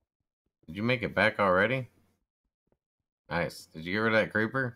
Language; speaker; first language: English; native; English